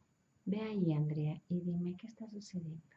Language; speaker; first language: Spanish; native; Spanish